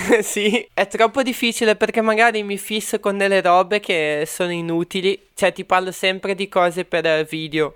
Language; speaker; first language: Italian; non-native, fluent; Portuguese